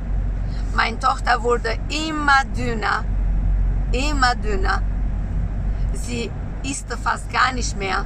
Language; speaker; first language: German; non-native, learner; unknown